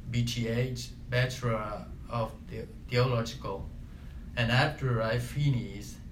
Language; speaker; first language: English; non-native, learner; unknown